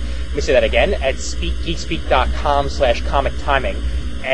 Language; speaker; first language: English; native; English